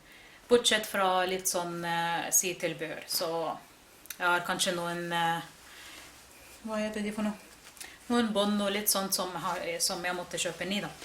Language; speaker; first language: Norwegian; non-native, fluent; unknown